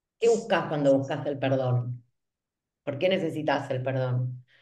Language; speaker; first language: Spanish; native; Spanish